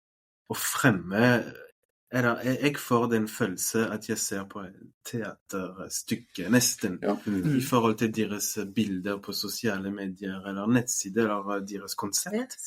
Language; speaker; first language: Norwegian; non-native, fluent; French